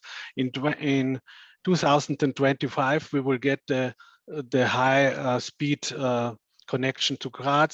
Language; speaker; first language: English; non-native, fluent; German